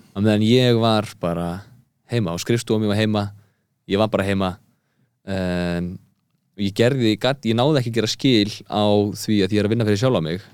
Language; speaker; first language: Icelandic; early bilingual, heritage; Icelandic